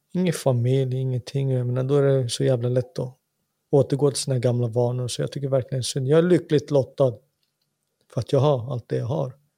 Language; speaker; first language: Swedish; native; Swedish